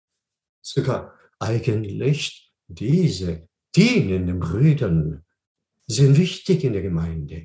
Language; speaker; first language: German; non-native, fluent; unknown